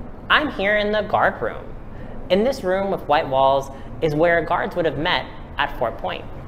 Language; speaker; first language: English; early bilingual, other home language; Spanish